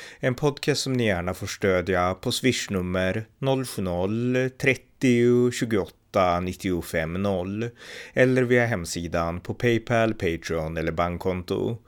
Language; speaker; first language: Swedish; native; Swedish